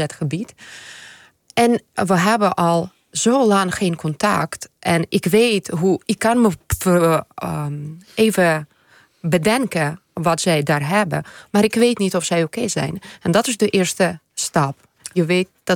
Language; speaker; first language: Dutch; non-native, fluent; Ukrainian